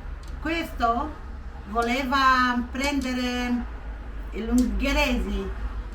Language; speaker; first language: Italian; non-native, learner; Romanian